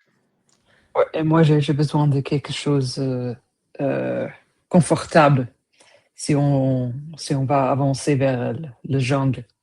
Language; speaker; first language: French; non-native, fluent; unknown